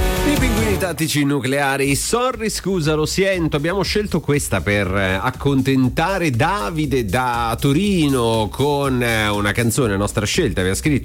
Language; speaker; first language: Italian; native; Italian